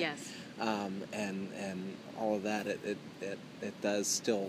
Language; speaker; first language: English; native; English